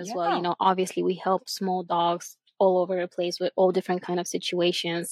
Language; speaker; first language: English; non-native, fluent; Bulgarian